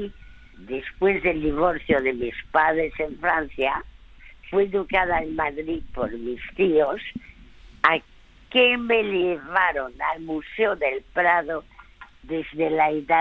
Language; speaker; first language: Spanish; early bilingual, other home language; French